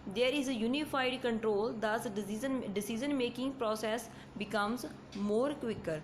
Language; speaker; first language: English; non-native, local second language; Punjabi